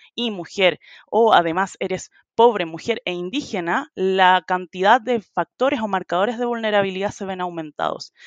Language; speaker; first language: Spanish; native; Spanish